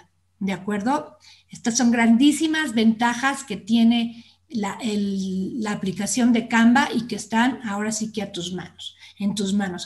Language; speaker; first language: Spanish; native; Spanish